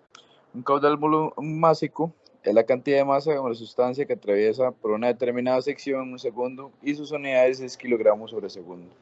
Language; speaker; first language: Spanish; native; Spanish